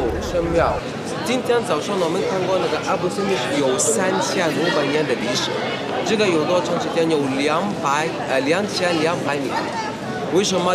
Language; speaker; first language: Chinese; non-native, learner; Arabic